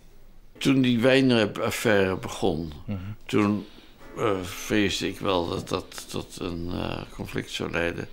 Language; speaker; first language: Dutch; native; Dutch